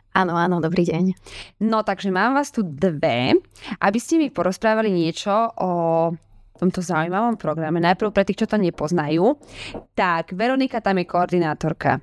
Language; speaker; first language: Slovak; native; Slovak